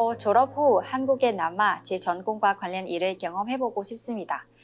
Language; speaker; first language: Korean; non-native, learner; Vietnamese